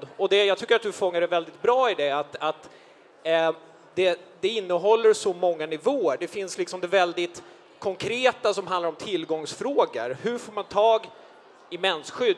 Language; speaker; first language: Swedish; native; Swedish